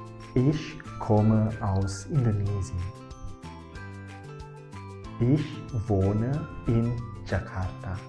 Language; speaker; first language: German; non-native, fluent; Indonesian